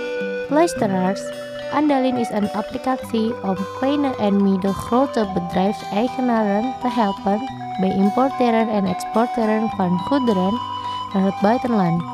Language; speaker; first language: Dutch; non-native, fluent; Indonesian